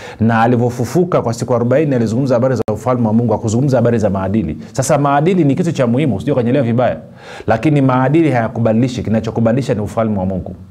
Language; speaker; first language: Swahili; native; Swahili